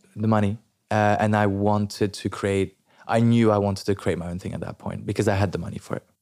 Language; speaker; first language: English; non-native, local second language; French